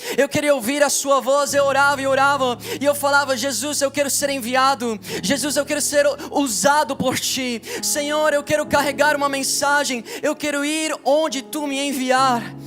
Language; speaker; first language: Portuguese; non-native, fluent; English